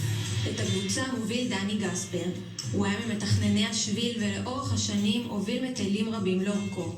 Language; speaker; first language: Hebrew; native; Hebrew